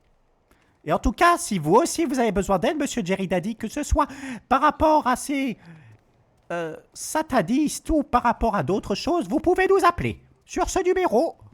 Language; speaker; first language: French; native; French